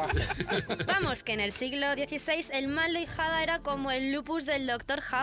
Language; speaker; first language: Spanish; native; Spanish